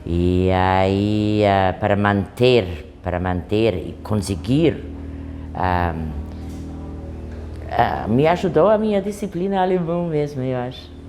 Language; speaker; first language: Portuguese; non-native, fluent; German